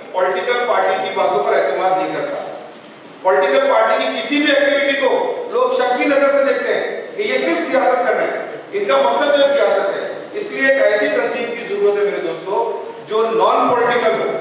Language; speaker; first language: Hindi; non-native, local second language; Urdu